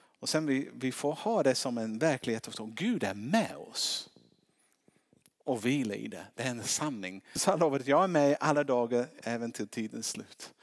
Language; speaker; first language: Swedish; non-native, fluent; English